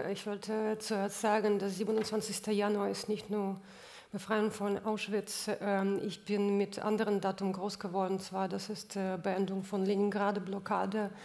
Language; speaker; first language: German; non-native, fluent; Russian